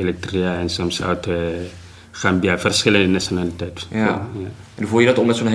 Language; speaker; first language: Dutch; non-native, learner; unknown